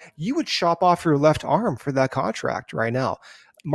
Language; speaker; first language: English; native; English